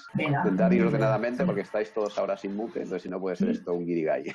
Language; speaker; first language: Spanish; native; Spanish